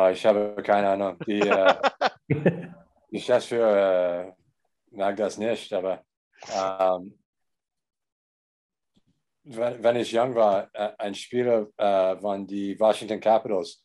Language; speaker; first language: German; non-native, learner; English